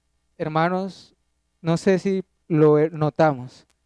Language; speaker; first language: Spanish; native; Spanish